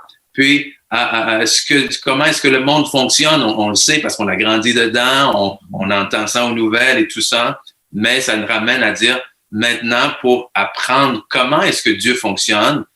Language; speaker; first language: French; native; French